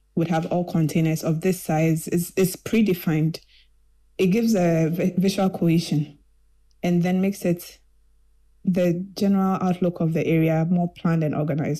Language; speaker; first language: English; non-native, local second language; Akan